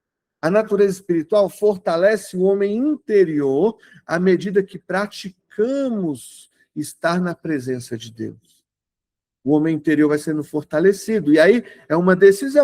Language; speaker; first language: Portuguese; native; Portuguese